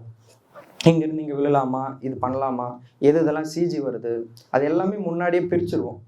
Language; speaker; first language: Tamil; native; Tamil